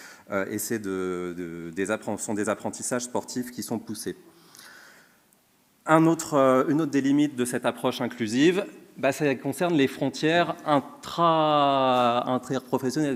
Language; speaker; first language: French; native; French